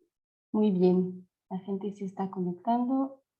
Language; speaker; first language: Spanish; non-native, fluent; French